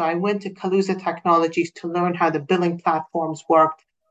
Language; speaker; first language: English; non-native, fluent; Persian